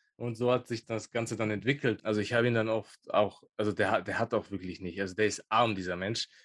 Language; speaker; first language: German; early bilingual, other home language; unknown